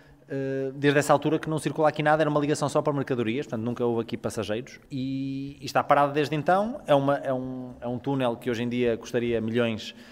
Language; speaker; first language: Portuguese; native; Portuguese